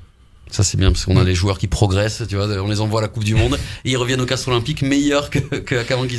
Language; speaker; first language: French; native; French